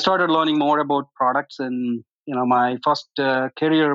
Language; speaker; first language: English; non-native, local second language; Telugu